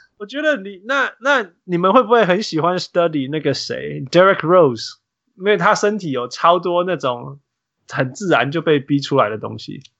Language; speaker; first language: Chinese; native; Chinese